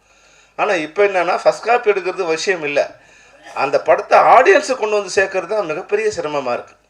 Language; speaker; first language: Tamil; native; Tamil